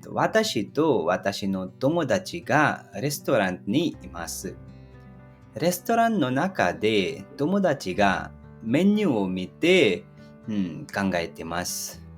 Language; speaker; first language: Japanese; non-native, fluent; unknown